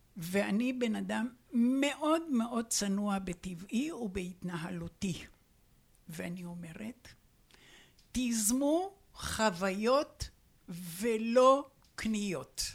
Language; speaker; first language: Hebrew; non-native, fluent; Romanian